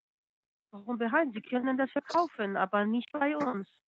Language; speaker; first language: German; non-native, fluent; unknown